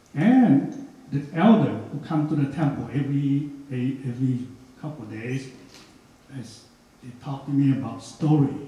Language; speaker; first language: English; non-native, fluent; Hmong